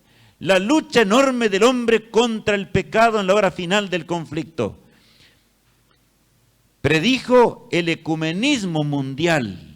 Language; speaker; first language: Spanish; native; Spanish